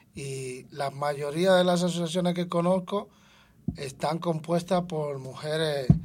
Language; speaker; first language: Spanish; native; Spanish